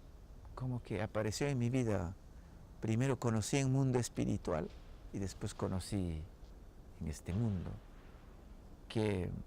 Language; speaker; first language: Spanish; non-native, local second language; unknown